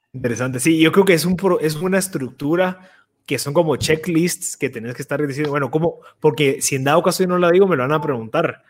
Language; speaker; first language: Spanish; native; Spanish